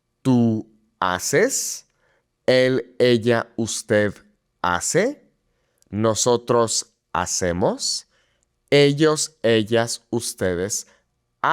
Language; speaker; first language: Spanish; non-native, fluent; English